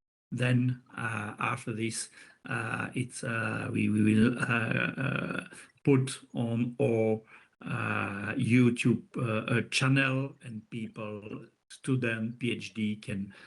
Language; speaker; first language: English; non-native, fluent; French